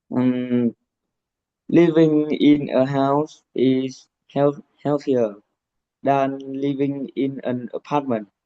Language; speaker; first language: English; non-native, learner; Vietnamese